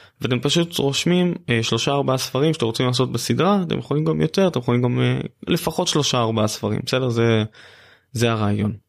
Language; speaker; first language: Hebrew; native; Hebrew